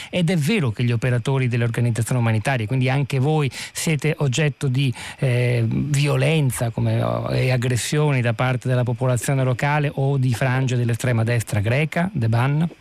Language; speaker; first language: Italian; native; Italian